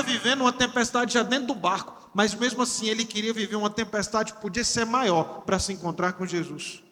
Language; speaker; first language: Portuguese; native; Portuguese